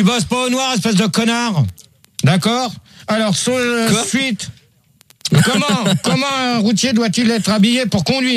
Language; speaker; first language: French; native; French